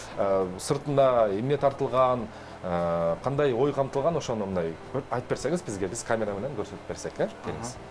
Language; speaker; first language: Kyrgyz; native; Kyrgyz